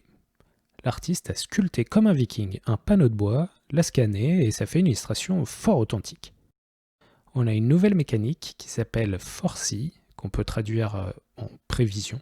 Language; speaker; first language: French; native; French